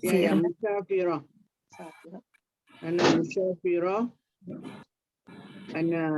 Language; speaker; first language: Arabic; non-native, learner; Malay